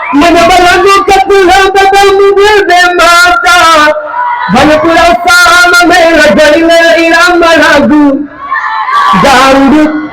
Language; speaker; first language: Malay; non-native, local second language; Achinese